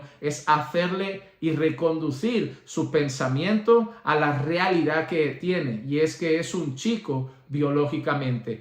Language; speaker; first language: Spanish; native; Spanish